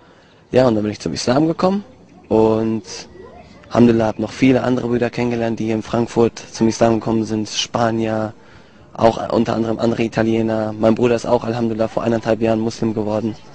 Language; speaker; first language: German; early bilingual, other home language; Italian